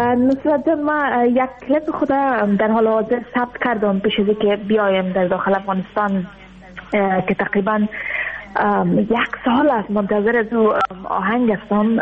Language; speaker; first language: Persian; native; Persian